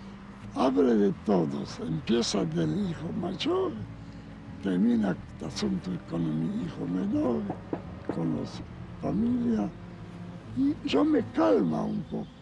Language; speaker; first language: Spanish; non-native, learner; Yiddish